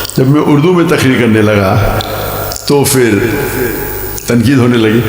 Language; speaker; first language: Urdu; non-native, local second language; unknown